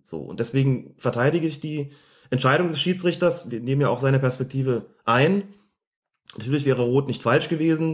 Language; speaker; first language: German; native; German